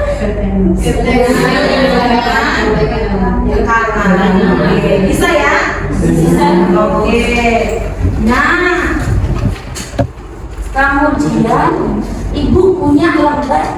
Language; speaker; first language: Indonesian; native; Indonesian